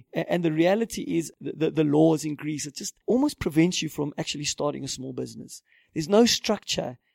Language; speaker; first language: English; native; English